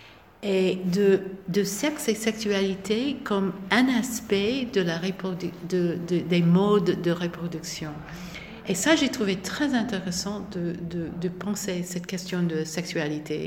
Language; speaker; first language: French; non-native, fluent; English